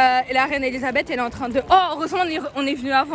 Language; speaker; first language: French; native; French